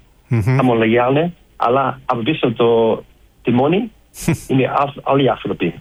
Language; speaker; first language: Greek; early bilingual, heritage; Greek